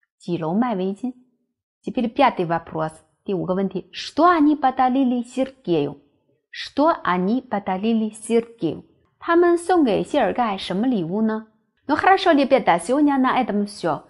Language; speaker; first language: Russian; non-native, fluent; Chinese